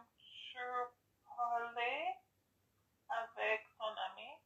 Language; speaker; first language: French; non-native, learner; English